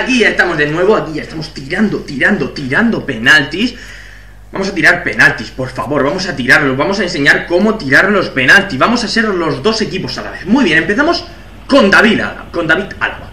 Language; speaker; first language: Spanish; native; Spanish